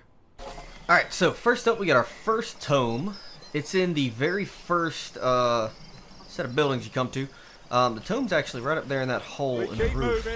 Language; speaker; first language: English; native; English